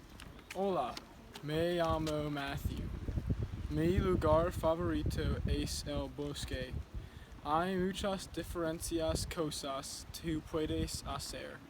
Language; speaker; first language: Spanish; non-native, learner; English